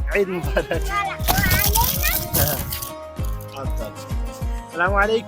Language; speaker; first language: Arabic; non-native, learner; Urdu